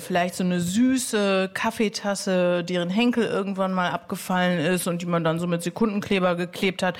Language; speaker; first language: German; native; German